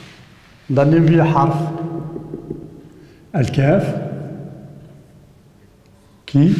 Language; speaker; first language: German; non-native, fluent; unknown